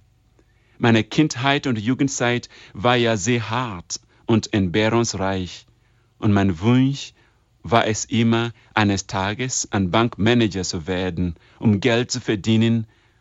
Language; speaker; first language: German; non-native, fluent; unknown